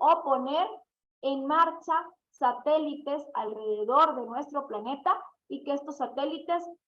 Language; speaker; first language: Spanish; native; Spanish